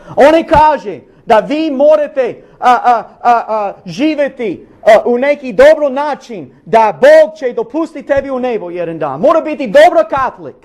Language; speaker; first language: Bosnian; non-native, learner; English